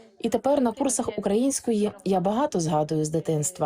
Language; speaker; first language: Ukrainian; non-native, learner; French